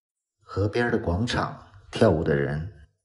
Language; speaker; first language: Chinese; native; Chinese